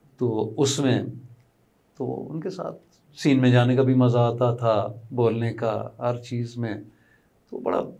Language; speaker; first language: Urdu; non-native, local second language; Pahari-Potwari